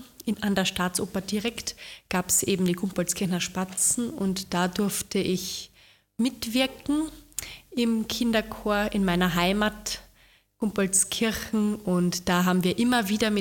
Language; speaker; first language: German; native; German